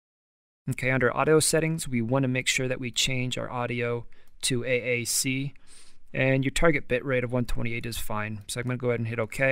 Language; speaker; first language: English; native; English